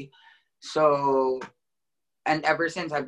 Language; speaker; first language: English; non-native, local second language; Filipino